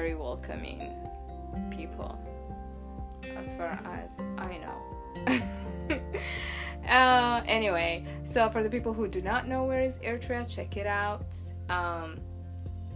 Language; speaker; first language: English; non-native, fluent; Tigrinya